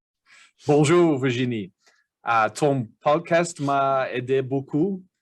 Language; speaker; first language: French; non-native, learner; English